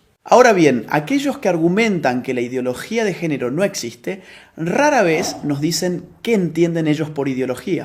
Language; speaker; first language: Spanish; native; Spanish